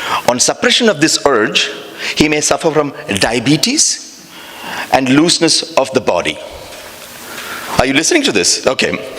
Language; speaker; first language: English; non-native, local second language; Malayalam